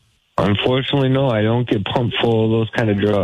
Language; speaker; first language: English; native; English